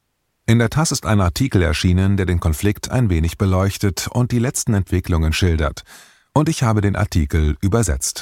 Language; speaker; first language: German; native; German